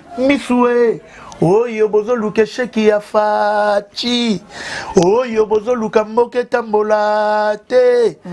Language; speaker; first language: Lingala; native; Lingala